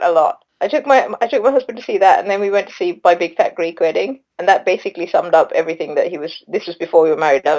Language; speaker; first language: English; non-native, local second language; Sinhala